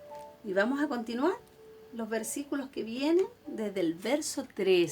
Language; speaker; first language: Spanish; native; Spanish